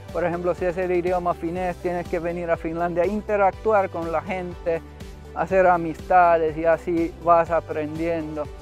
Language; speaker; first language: Spanish; non-native, fluent; Finnish